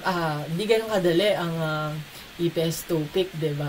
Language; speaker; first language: Filipino; native; Filipino